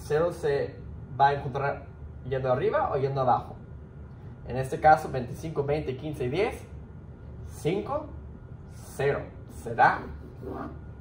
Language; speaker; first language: Spanish; non-native, fluent; English